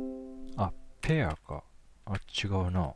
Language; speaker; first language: Japanese; native; Japanese